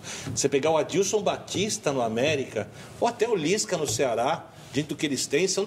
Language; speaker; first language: Portuguese; native; Portuguese